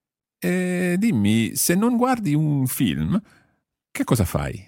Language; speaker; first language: Italian; non-native, fluent; English